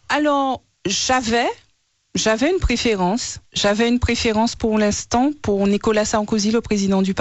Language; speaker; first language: French; native; French